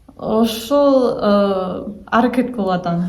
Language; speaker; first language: Kyrgyz; non-native, learner; English